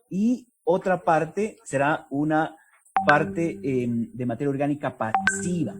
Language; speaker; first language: Spanish; native; Spanish